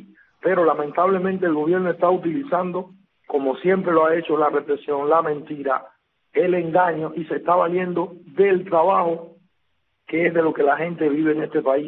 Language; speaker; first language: Spanish; native; Spanish